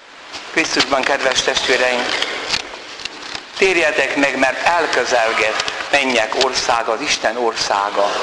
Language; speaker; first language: Hungarian; native; Hungarian